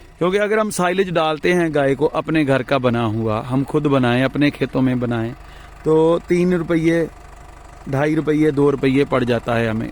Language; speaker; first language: Hindi; non-native, local second language; Punjabi